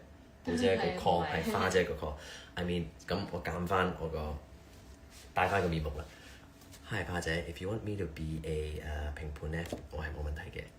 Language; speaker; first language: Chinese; early bilingual, heritage; Cantonese